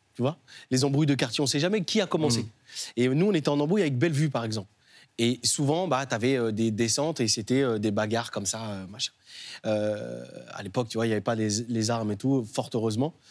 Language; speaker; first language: French; native; French